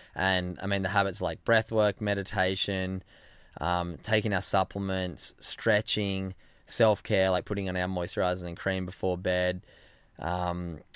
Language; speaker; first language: English; native; English